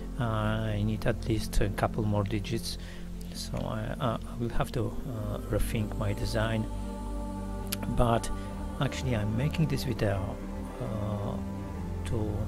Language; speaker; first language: English; non-native, learner; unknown